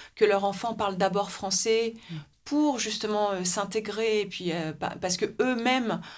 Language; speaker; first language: French; native; French